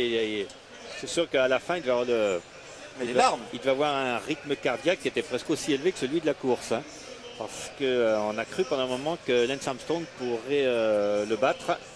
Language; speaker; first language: French; native; French